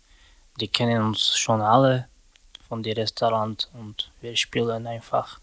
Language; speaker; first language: German; non-native, learner; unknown